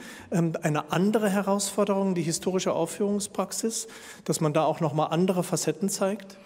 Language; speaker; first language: German; native; German